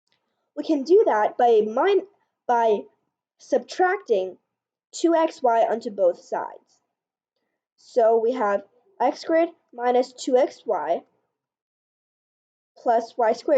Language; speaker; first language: English; native; English